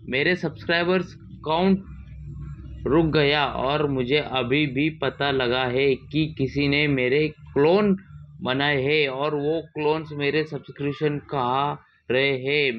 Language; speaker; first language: Hindi; non-native, local second language; Marathi